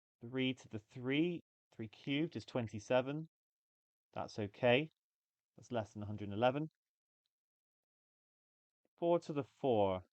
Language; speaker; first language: English; native; English